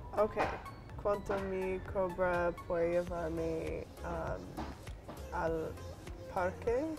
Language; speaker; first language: Spanish; non-native, learner; English